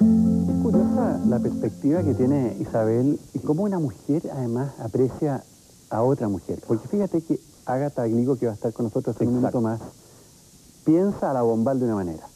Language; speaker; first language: Spanish; native; Spanish